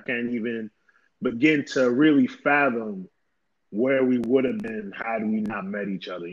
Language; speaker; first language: English; native; English